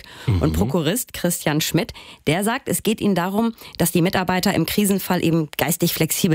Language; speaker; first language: German; native; German